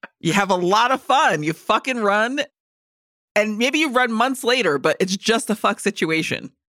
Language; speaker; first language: English; native; English